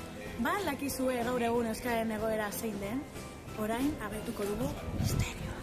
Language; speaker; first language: Basque; native; Basque